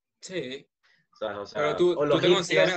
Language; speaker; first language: Spanish; native; Spanish